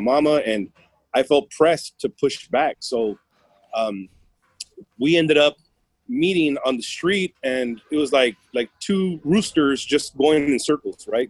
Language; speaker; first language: English; early bilingual, other home language; Spanish